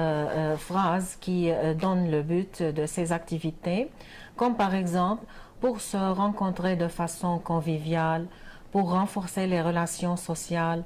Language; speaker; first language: French; non-native, fluent; Arabic